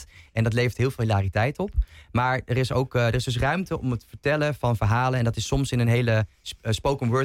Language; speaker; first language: Dutch; native; Dutch